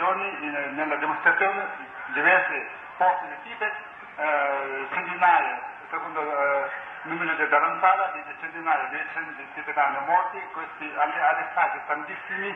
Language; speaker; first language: Italian; non-native, learner; Tibetan